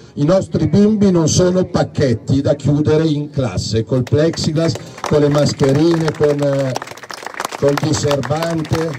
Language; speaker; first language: Italian; native; Italian